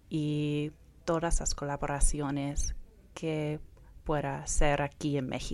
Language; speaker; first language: Spanish; non-native, fluent; English